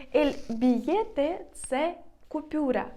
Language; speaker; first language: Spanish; non-native, fluent; Ukrainian